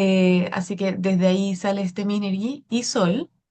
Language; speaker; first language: Spanish; native; Spanish